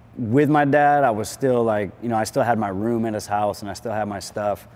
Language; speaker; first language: English; native; English